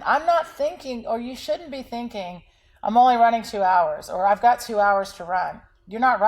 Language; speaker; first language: English; native; English